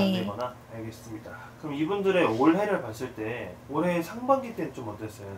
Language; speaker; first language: Korean; native; Korean